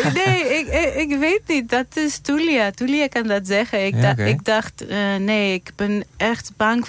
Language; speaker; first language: Dutch; non-native, learner; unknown